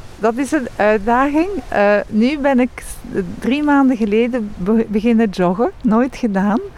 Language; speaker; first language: Dutch; non-native, local second language; French